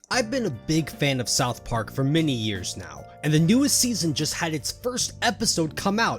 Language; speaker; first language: English; native; English